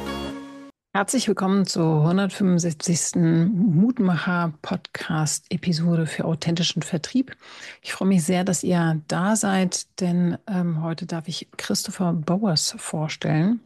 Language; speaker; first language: German; native; German